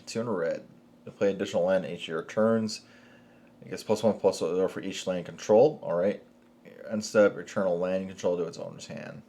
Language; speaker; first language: English; native; English